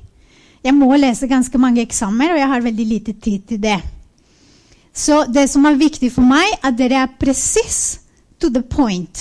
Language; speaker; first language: Norwegian; non-native, fluent; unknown